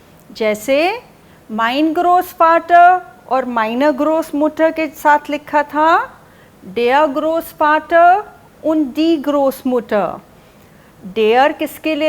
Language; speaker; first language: German; non-native, fluent; Hindi